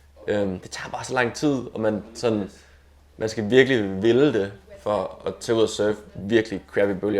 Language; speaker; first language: Danish; native; Danish